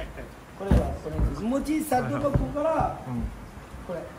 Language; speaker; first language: Japanese; non-native, learner; Thai